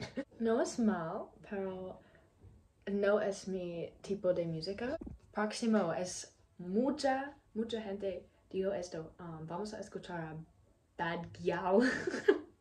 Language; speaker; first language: Spanish; non-native, learner; English